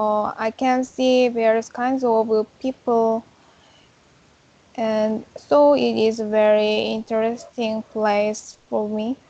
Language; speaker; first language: English; non-native, learner; Korean